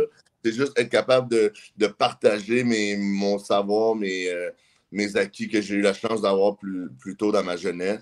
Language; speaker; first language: French; native; French